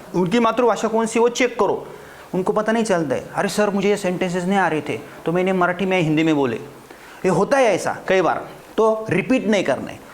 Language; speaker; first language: Hindi; non-native, local second language; Marathi